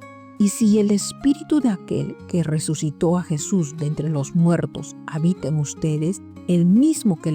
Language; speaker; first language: Spanish; native; Spanish